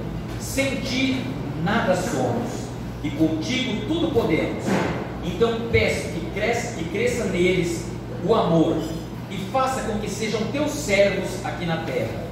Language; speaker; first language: Portuguese; native; Portuguese